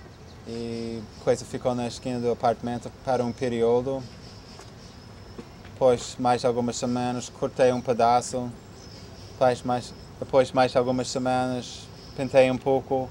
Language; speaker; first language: Portuguese; non-native, fluent; English